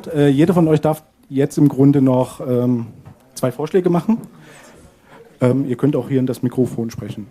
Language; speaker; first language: German; native; German